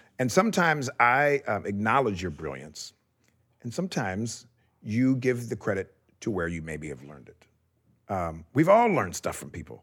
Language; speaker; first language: English; native; English